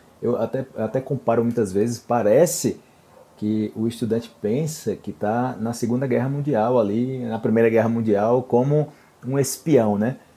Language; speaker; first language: Portuguese; native; Portuguese